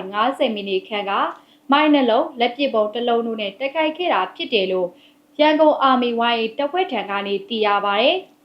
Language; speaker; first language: Burmese; native; Burmese